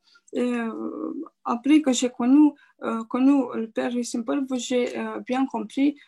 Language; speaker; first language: French; non-native, fluent; Romanian